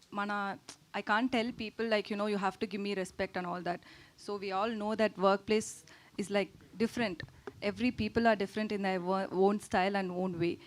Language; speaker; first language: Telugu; non-native, learner; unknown